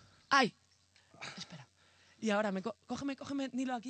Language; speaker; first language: Spanish; native; Spanish